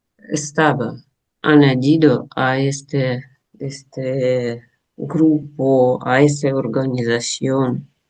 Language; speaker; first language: Spanish; non-native, learner; Russian